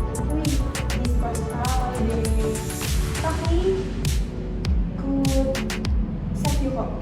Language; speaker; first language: French; non-native, learner; Indonesian